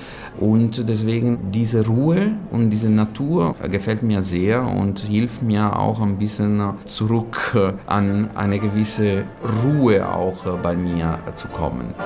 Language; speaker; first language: German; non-native, fluent; Italian